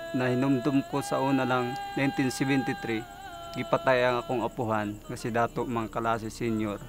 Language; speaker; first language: Cebuano; non-native, local second language; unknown